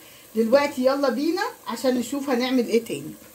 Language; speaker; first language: Arabic; native; Arabic